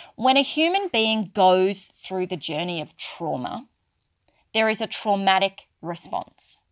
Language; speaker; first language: English; native; English